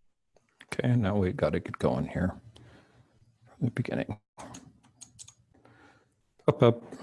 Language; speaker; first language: English; native; English